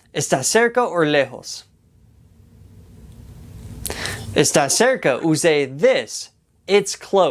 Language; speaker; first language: Spanish; non-native, fluent; English